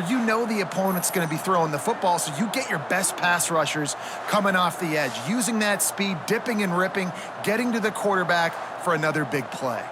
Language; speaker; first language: English; native; English